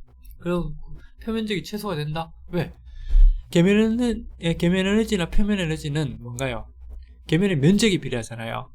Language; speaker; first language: Korean; native; Korean